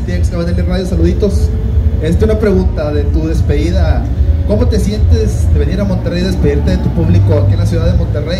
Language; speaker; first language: Spanish; native; Spanish